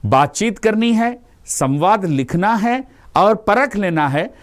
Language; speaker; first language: Hindi; non-native, local second language; Telugu